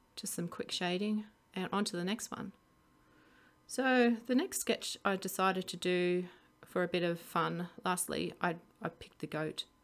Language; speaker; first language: English; native; English